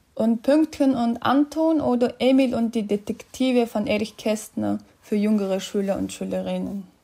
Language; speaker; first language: German; non-native, fluent; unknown